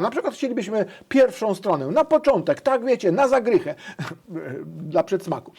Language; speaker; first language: Polish; native; Polish